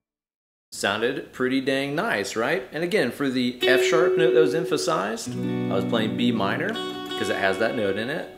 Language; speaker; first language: English; native; English